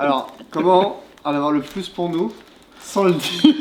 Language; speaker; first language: French; native; French